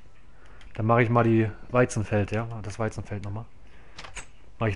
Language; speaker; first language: German; native; German